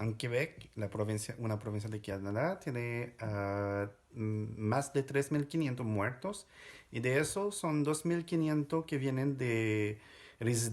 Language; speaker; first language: Spanish; non-native, fluent; French